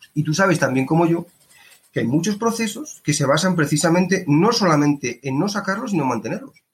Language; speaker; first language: Spanish; native; Spanish